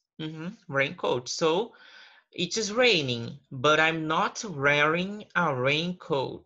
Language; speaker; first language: English; non-native, fluent; Portuguese